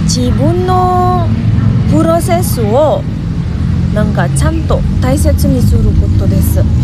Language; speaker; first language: Japanese; non-native, learner; Indonesian